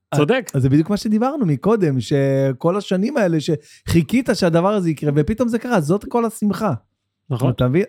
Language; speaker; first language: Hebrew; native; Hebrew